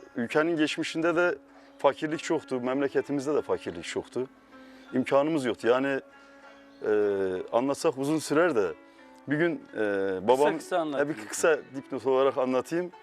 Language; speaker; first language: Turkish; native; Turkish